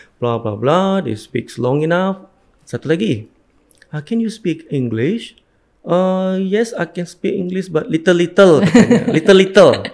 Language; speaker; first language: English; non-native, fluent; Indonesian